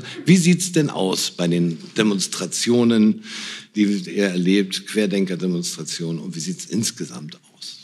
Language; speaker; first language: German; native; German